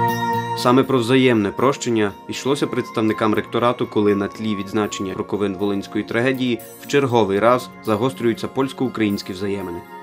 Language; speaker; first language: Ukrainian; native; Ukrainian